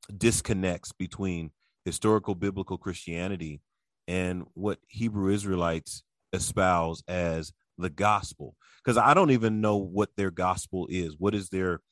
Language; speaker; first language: English; early bilingual, other home language; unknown